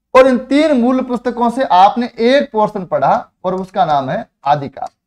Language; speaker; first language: Hindi; native; Hindi